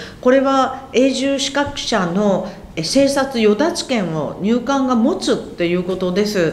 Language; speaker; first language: Japanese; native; Japanese